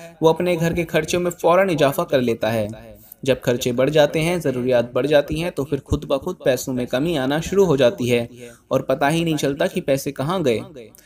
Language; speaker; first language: Urdu; native; Urdu